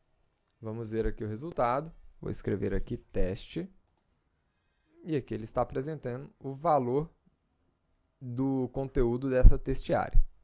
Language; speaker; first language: Portuguese; native; Portuguese